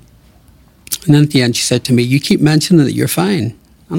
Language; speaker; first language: English; native; English